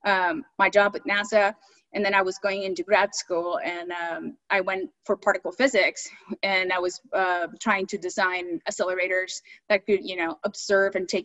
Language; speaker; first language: English; early bilingual, other home language; Spanish